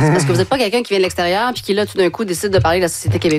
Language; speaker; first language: French; native; French